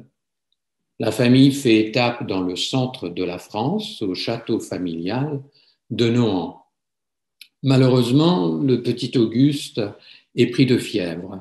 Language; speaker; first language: French; native; French